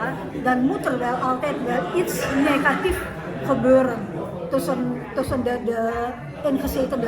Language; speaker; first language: Dutch; early bilingual, heritage; Indonesian